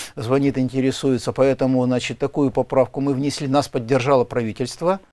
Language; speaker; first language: Russian; native; Russian